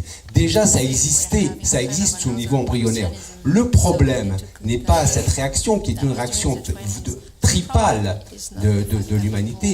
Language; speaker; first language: French; native; French